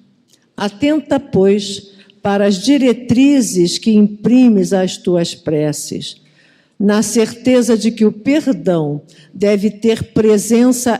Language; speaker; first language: Portuguese; native; Portuguese